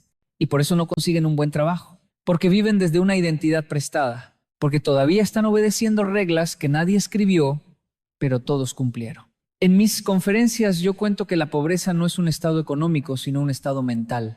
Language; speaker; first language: Spanish; native; Spanish